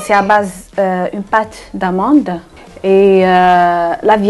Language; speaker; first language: French; non-native, local second language; Arabic